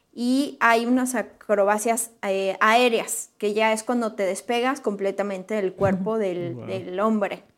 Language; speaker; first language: Spanish; native; Spanish